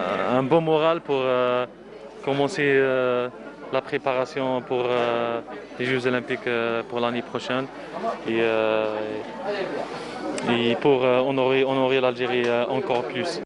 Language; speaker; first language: French; non-native, local second language; Arabic